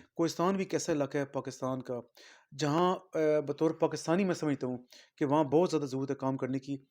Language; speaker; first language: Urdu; non-native, local second language; Punjabi